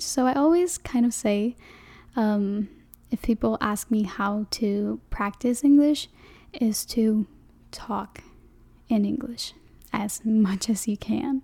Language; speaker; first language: English; non-native, fluent; Spanish